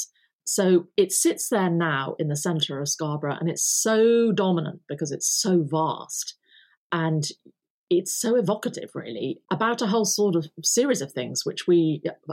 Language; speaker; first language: English; native; English